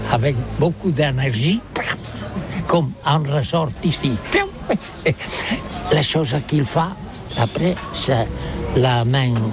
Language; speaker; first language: French; non-native, learner; Catalan